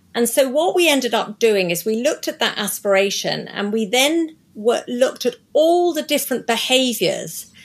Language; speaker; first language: English; native; English